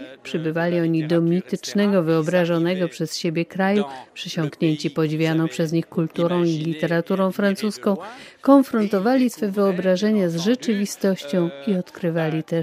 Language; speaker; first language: Polish; native; Polish